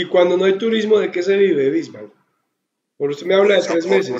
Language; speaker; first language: Spanish; native; Spanish